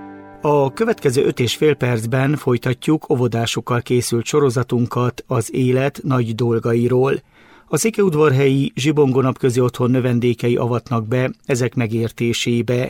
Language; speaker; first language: Hungarian; native; Hungarian